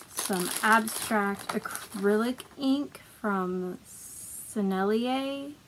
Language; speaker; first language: English; native; English